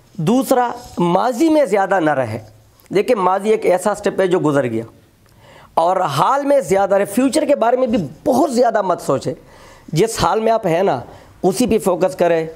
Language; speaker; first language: Urdu; non-native, local second language; Pashto